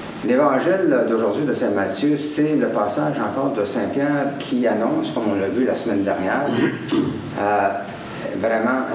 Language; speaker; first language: French; native; French